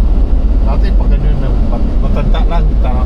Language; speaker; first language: Filipino; non-native, learner; Chinese